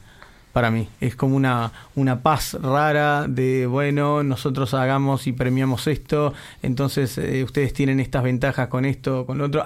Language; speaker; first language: Spanish; native; Spanish